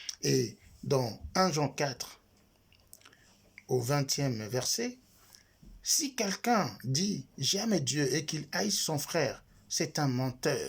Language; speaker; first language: French; non-native, local second language; Lingala